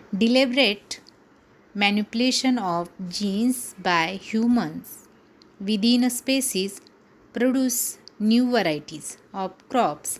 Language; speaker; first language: English; non-native, local second language; Marathi